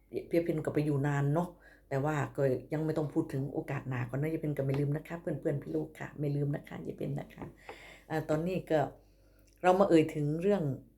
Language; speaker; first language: Thai; native; Thai